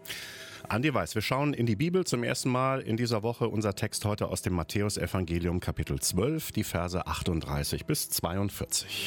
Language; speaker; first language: German; native; German